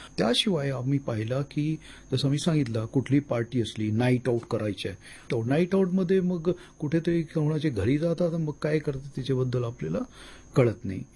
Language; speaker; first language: Marathi; non-native, local second language; Hindi